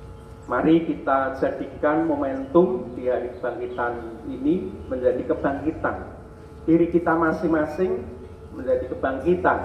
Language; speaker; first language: Indonesian; native; Indonesian